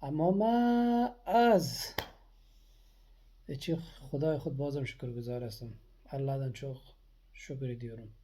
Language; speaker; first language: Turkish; non-native, learner; Persian